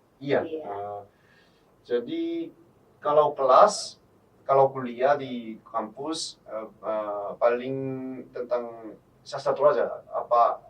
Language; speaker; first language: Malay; non-native, fluent; Korean